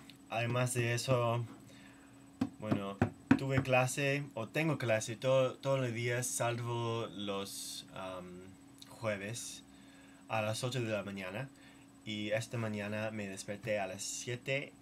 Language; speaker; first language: Spanish; non-native, learner; English